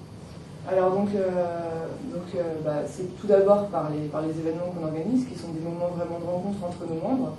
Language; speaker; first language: French; native; French